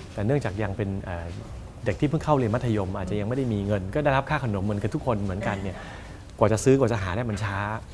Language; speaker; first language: Thai; native; Thai